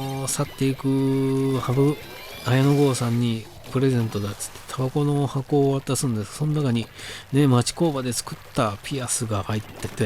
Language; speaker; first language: Japanese; native; Japanese